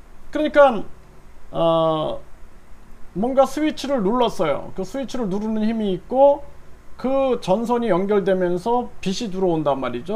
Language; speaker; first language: Korean; native; Korean